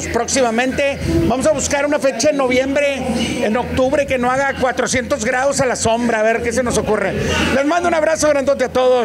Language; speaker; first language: Spanish; native; Spanish